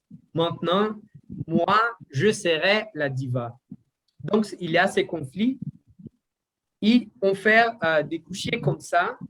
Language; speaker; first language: French; non-native, learner; Portuguese